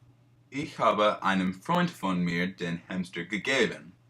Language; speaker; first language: German; non-native, learner; English